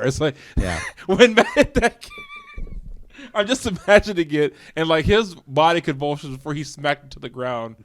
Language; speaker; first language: English; native; English